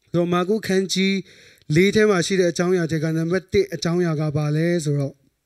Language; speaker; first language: Burmese; non-native, local second language; Tedim Chin